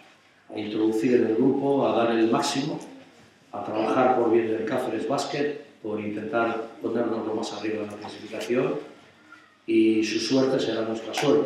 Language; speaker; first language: Spanish; native; Spanish